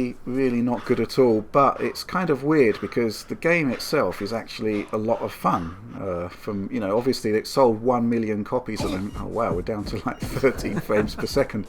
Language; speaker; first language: English; native; English